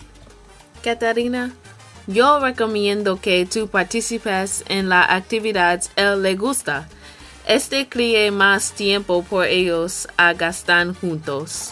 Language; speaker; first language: Spanish; non-native, learner; English